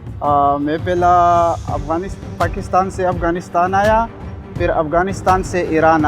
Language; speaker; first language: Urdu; non-native, local second language; Pashto